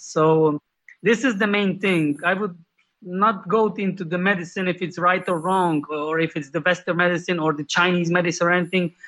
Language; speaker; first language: English; non-native, fluent; Slovenian